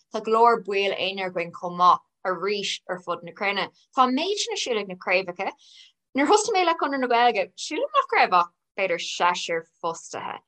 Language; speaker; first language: Irish; non-native, local second language; English